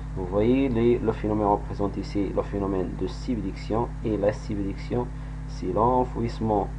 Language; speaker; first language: French; non-native, local second language; Arabic